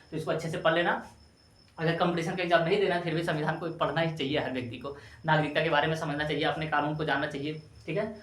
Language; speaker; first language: Hindi; native; Hindi